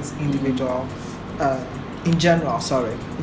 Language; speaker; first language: English; non-native, local second language; Akan